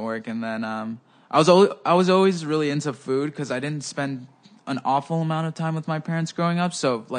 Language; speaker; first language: English; early bilingual, other home language; Spanish